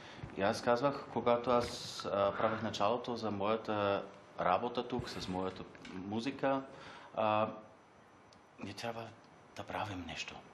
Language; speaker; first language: Bulgarian; non-native, learner; German